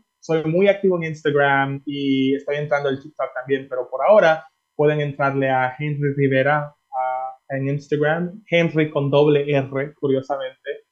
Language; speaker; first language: Spanish; early bilingual, heritage; Spanish